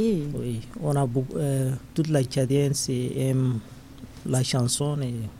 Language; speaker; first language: French; non-native, learner; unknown